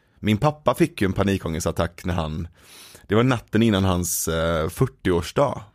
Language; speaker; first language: Swedish; early bilingual, other home language; Persian